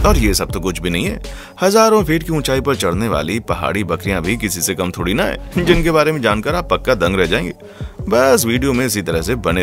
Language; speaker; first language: Hindi; native; Hindi